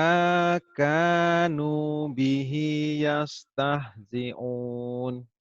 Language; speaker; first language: Arabic; non-native, learner; Indonesian